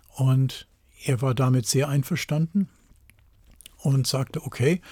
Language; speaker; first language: German; non-native, fluent; English